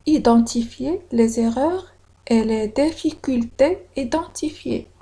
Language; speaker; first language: French; non-native, local second language; Arabic